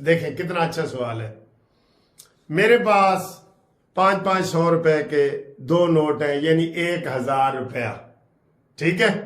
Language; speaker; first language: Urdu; non-native, local second language; Punjabi